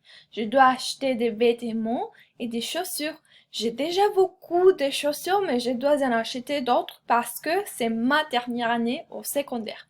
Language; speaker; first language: French; non-native, fluent; Spanish